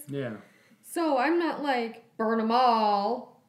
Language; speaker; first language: English; native; English